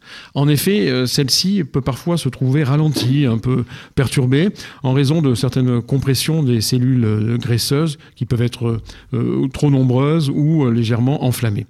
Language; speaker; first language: French; native; French